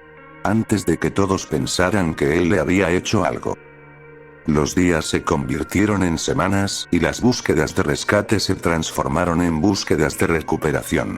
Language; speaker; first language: Spanish; native; Spanish